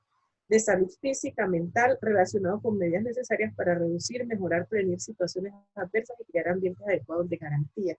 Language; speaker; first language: Spanish; native; Spanish